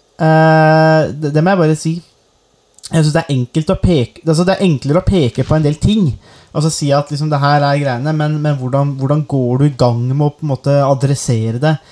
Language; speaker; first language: Norwegian; native; Norwegian